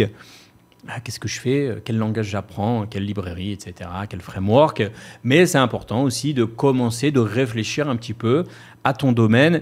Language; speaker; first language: French; native; French